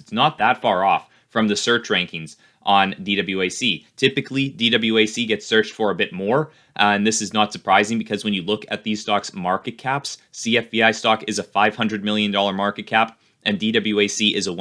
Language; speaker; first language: English; native; English